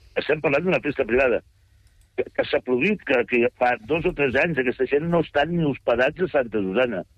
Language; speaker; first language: Catalan; native; Catalan